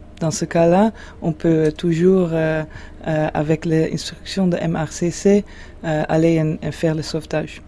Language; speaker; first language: French; non-native, fluent; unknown